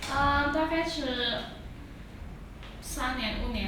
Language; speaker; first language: Chinese; non-native, learner; Indonesian